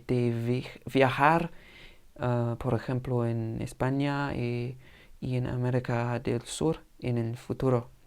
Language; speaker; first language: Spanish; non-native, fluent; English